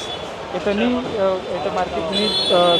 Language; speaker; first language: Russian; non-native, learner; Hindi